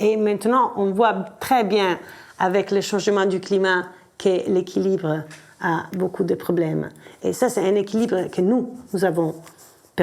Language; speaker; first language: French; non-native, fluent; Italian